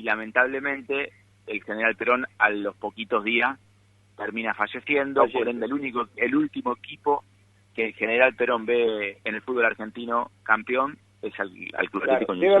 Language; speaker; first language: Spanish; native; Spanish